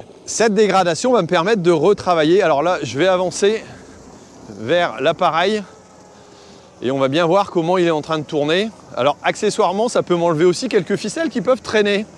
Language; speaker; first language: French; native; French